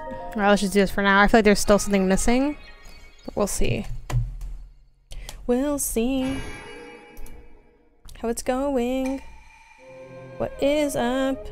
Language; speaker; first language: English; native; English